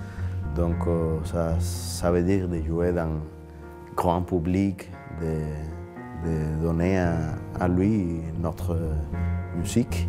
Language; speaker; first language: French; non-native, learner; Spanish